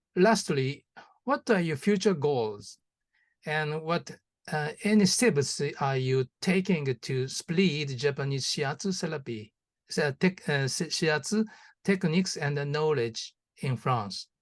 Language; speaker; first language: English; non-native, learner; Japanese